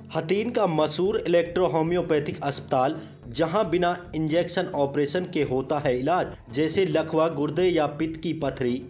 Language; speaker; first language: Hindi; native; Hindi